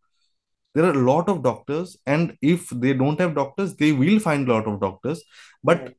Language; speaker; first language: English; non-native, local second language; Bangla